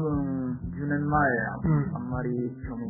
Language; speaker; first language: Japanese; non-native, learner; Italian